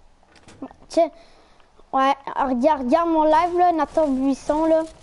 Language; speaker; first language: French; native; French